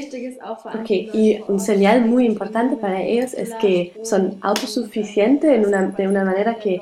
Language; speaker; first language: Spanish; non-native, learner; German